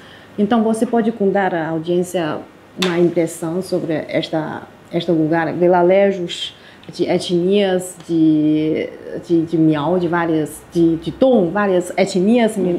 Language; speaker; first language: Portuguese; non-native, fluent; Chinese